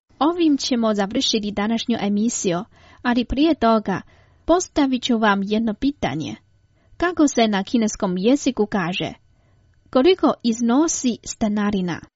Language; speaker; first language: Croatian; non-native, fluent; Chinese